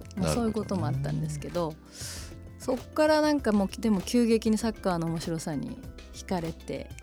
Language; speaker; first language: Japanese; native; Japanese